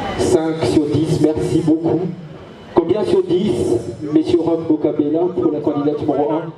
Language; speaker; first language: French; non-native, local second language; Lingala